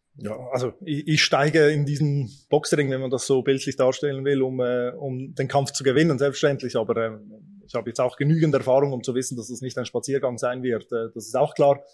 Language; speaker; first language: German; early bilingual, other home language; Albanian